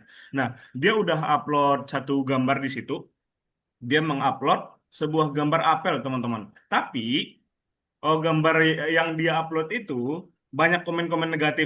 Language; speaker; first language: Indonesian; native; Indonesian